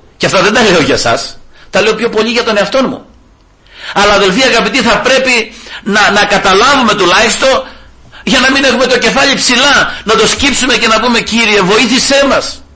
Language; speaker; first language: Greek; native; Greek